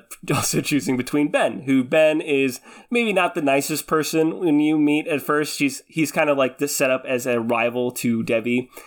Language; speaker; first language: English; early bilingual, other home language; Filipino